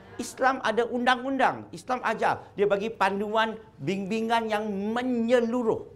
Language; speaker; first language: Malay; non-native, local second language; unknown